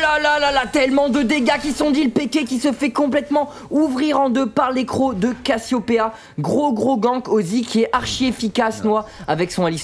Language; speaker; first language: French; native; French